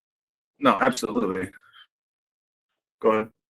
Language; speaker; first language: English; native; English